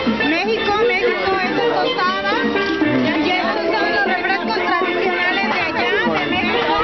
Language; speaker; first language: Spanish; native; Spanish